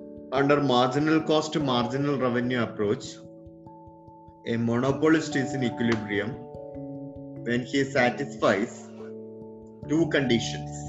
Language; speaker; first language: English; non-native, local second language; Malayalam